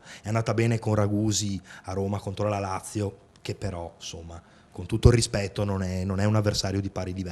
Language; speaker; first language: Italian; native; Italian